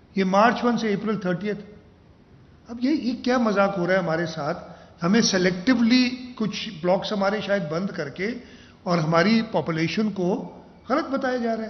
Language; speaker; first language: Urdu; non-native, local second language; Sindhi